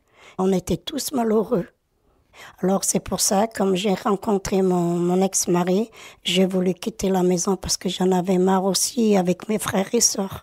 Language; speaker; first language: French; early bilingual, other home language; Portuguese